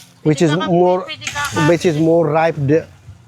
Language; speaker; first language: English; non-native, learner; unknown